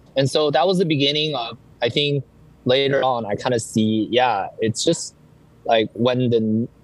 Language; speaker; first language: English; early bilingual, other home language; Chinese